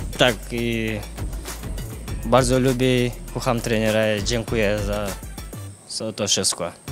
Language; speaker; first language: Polish; non-native, learner; Russian